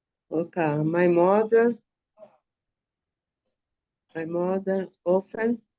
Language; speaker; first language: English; non-native, learner; Portuguese